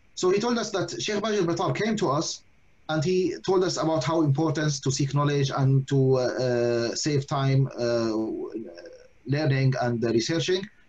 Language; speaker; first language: English; non-native, fluent; Arabic